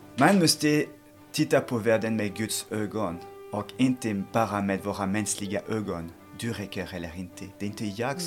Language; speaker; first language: Swedish; non-native, fluent; French